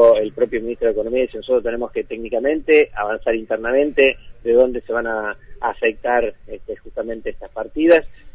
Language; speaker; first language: Spanish; native; Spanish